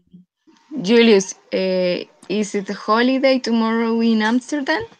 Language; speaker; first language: English; non-native, fluent; Spanish